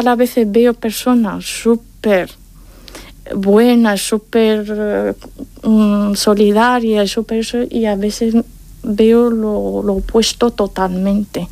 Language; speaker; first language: Spanish; non-native, fluent; Arabic